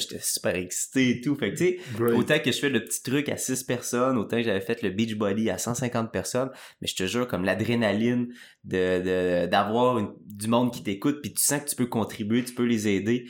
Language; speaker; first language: French; native; French